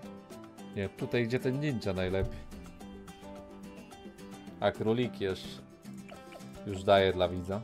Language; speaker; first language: Polish; native; Polish